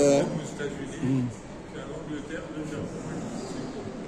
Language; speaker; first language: French; non-native, fluent; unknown